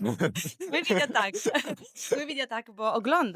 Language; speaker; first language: Polish; non-native, learner; Italian